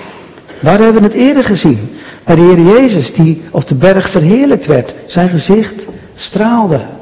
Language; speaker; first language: Dutch; native; Dutch